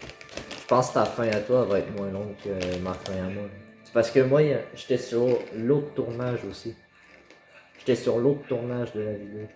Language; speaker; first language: French; native; French